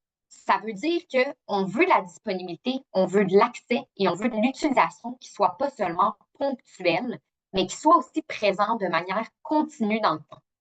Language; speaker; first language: French; native; French